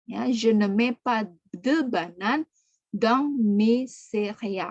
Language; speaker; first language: French; non-native, fluent; Indonesian